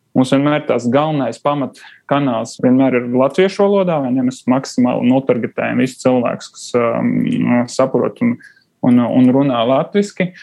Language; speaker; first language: Latvian; non-native, local second language; Russian